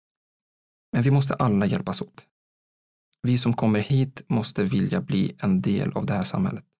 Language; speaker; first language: Swedish; non-native, fluent; Arabic